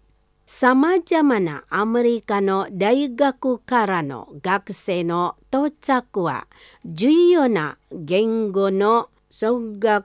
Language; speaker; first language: Japanese; non-native, fluent; Indonesian